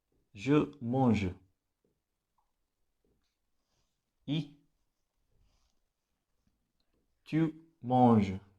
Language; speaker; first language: French; non-native, fluent; Hindi